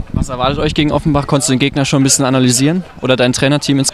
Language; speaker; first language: German; native; German